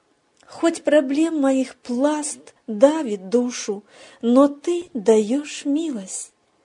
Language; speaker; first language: Russian; native; Russian